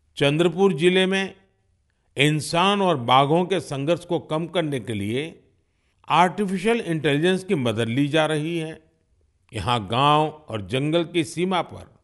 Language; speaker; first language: Hindi; non-native, local second language; Gujarati